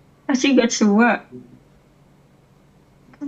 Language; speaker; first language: Japanese; non-native, learner; Indonesian